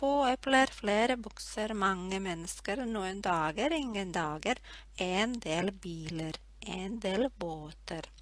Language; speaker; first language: Norwegian; non-native, fluent; Latvian